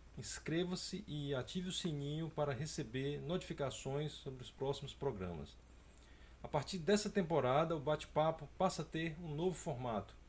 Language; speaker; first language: Portuguese; native; Portuguese